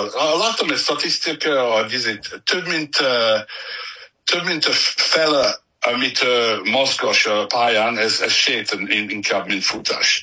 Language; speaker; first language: Hungarian; non-native, fluent; English